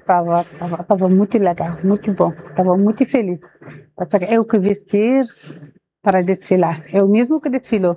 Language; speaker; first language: Portuguese; non-native, learner; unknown